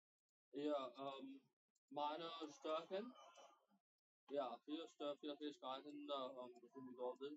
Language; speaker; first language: German; non-native, learner; Arabic